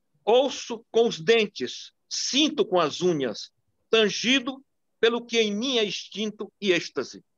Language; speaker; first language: Portuguese; native; Portuguese